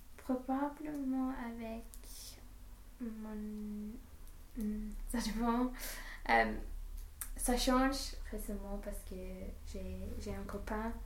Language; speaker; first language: French; non-native, learner; English